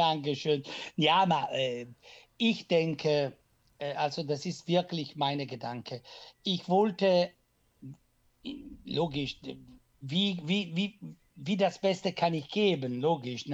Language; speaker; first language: German; non-native, fluent; Italian